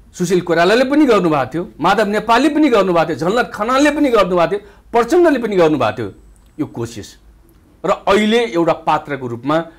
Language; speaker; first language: Nepali; non-native, local second language; Dangaura Tharu